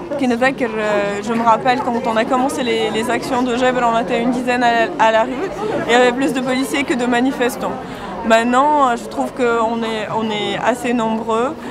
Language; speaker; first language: French; non-native, local second language; Arabic